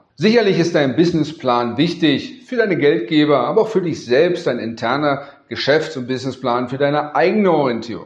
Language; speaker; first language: German; native; German